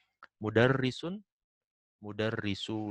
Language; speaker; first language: Arabic; non-native, fluent; Indonesian